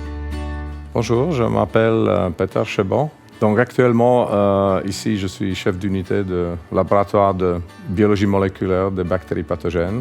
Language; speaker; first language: French; non-native, fluent; Czech